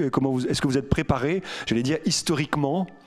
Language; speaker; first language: French; native; French